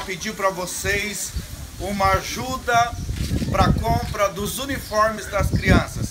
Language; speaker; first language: Portuguese; native; Portuguese